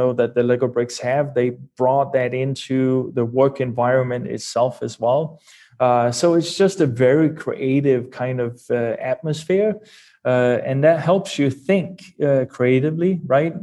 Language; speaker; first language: English; non-native, fluent; Danish